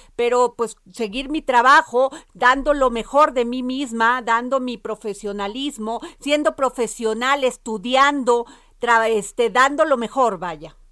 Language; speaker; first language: Spanish; native; Spanish